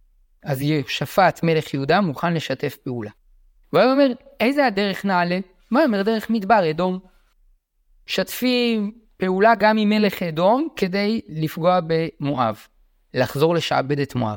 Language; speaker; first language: Hebrew; native; Hebrew